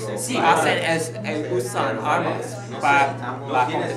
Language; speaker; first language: Spanish; non-native, learner; English